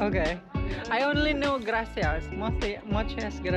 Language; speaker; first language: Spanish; non-native, learner; Filipino